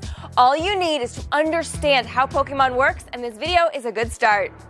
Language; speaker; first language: English; native; English